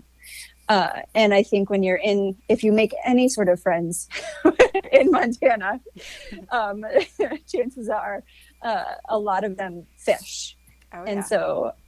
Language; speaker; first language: English; native; English